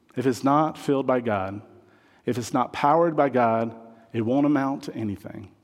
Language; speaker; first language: English; non-native, fluent; French